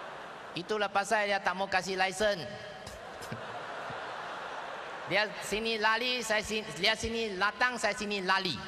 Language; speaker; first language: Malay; non-native, local second language; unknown